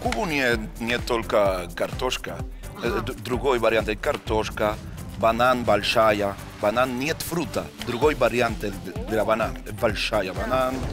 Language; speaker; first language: Russian; non-native, learner; Spanish